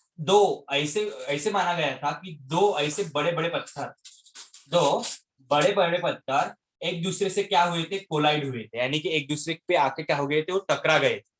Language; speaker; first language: Hindi; non-native, local second language; Marathi